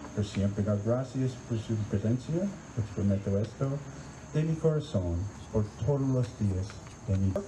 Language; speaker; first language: Spanish; non-native, learner; English